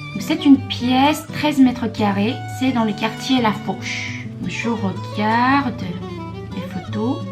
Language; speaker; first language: French; non-native, fluent; Korean